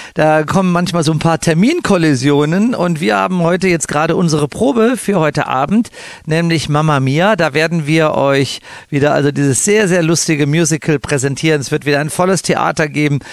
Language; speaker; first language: German; native; German